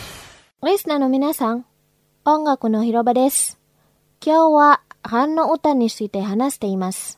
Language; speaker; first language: Japanese; non-native, fluent; Indonesian